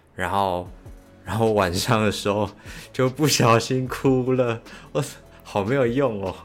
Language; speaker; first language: Chinese; native; Chinese